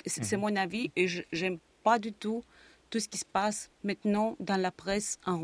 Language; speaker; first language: French; non-native, fluent; Romanian